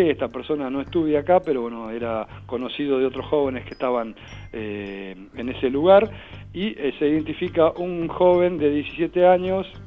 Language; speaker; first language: Spanish; native; Spanish